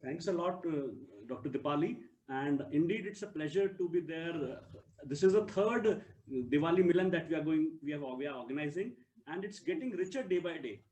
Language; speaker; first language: English; non-native, local second language; Hindi